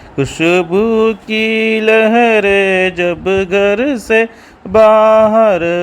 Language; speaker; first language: Hindi; non-native, local second language; Malayalam